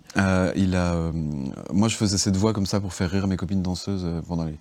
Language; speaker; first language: French; native; French